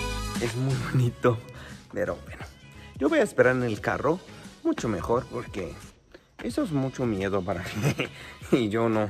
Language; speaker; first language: Spanish; non-native, fluent; Arabic